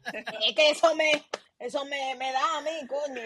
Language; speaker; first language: Spanish; early bilingual, other home language; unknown